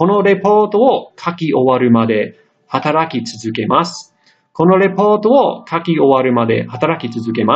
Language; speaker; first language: Japanese; non-native, fluent; English